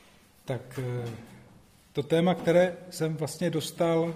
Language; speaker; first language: Czech; native; Czech